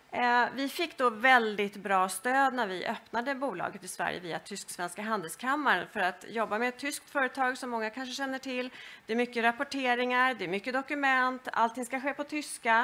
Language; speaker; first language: Swedish; native; Swedish